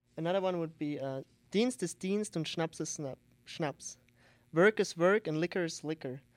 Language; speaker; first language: English; non-native, fluent; German